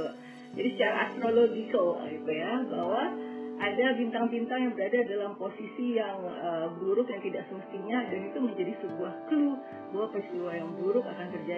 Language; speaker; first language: Indonesian; native; Indonesian